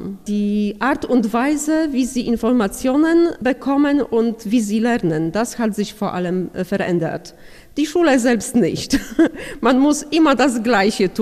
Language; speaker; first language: German; non-native, fluent; Polish